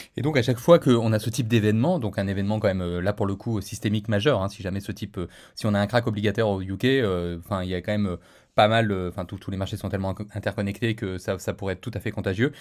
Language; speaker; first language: French; native; French